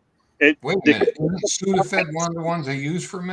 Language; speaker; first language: English; native; English